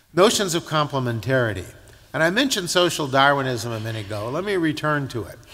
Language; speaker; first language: English; native; English